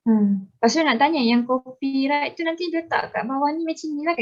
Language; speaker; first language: Malay; native; Malay